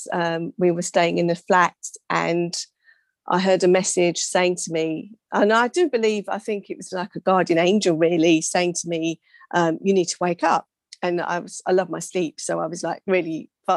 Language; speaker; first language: English; native; English